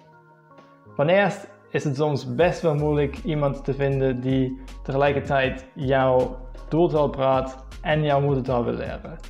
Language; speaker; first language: Dutch; non-native, fluent; English